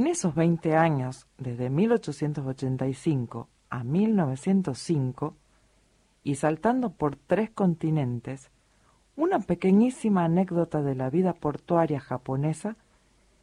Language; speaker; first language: Spanish; native; Spanish